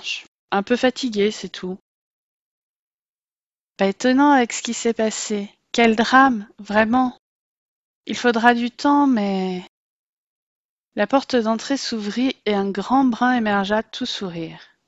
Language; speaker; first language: French; native; French